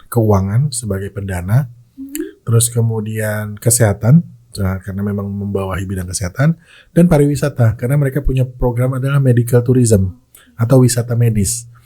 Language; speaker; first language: Indonesian; native; Indonesian